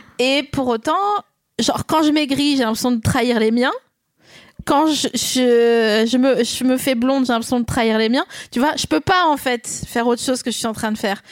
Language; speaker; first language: French; native; French